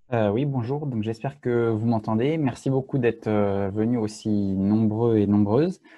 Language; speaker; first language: French; native; French